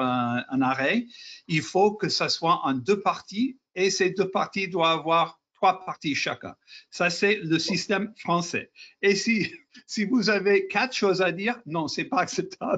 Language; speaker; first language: French; non-native, fluent; English